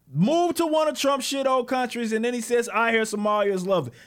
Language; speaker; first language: English; native; English